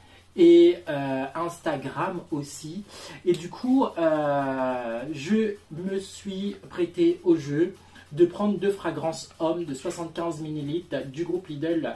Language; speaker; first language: French; native; French